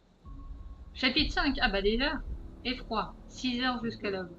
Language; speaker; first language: French; native; French